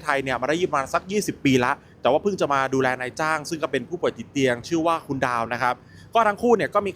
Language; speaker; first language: Thai; native; Thai